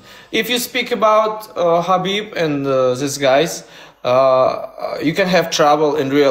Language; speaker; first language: English; non-native, learner; Russian